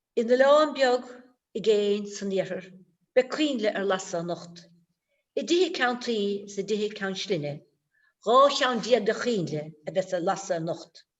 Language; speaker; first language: Irish; native; Irish